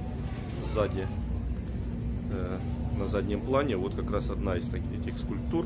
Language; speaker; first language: Russian; native; Russian